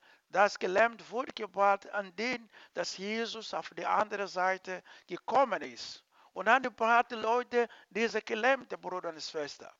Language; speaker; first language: German; non-native, learner; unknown